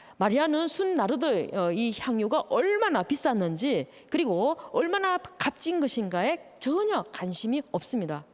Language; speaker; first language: Korean; native; Korean